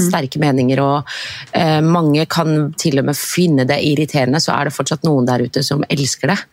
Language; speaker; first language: Norwegian; early bilingual, other home language; Arabic